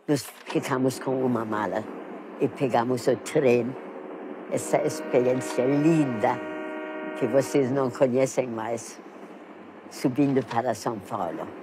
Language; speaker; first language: Portuguese; non-native, fluent; German